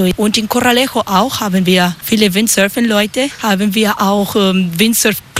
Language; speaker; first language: German; non-native, learner; Spanish